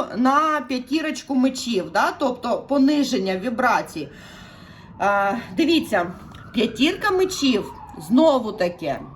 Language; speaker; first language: Ukrainian; non-native, local second language; Russian